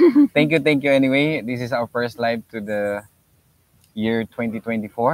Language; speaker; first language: English; non-native, local second language; Filipino